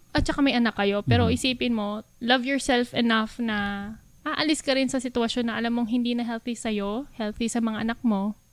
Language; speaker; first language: Filipino; non-native, local second language; Pampanga